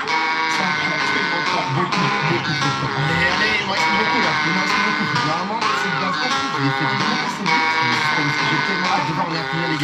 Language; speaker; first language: French; native; French